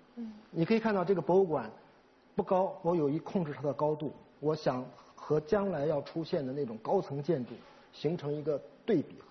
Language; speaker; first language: Chinese; native; Chinese